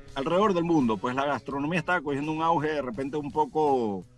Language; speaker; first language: Spanish; native; Spanish